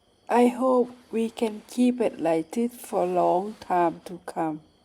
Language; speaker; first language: English; non-native, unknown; Thai